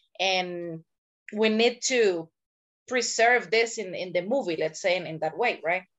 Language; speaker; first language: English; non-native, fluent; Spanish